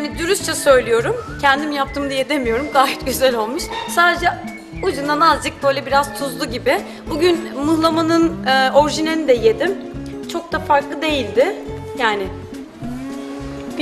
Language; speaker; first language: Turkish; native; Turkish